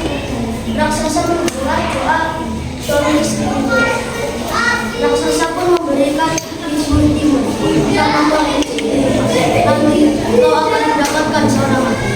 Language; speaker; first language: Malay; non-native, local second language; Javanese